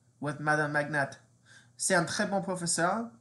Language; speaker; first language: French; non-native, fluent; English